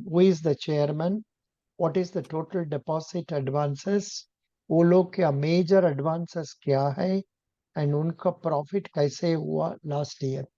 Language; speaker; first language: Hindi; non-native, local second language; Tamil